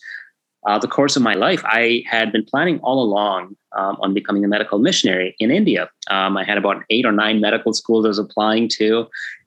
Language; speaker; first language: English; non-native, local second language; Tamil